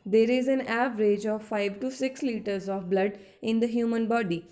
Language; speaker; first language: English; non-native, local second language; Punjabi